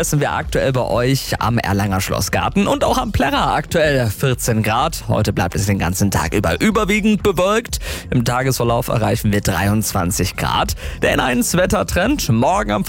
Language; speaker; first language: German; native; German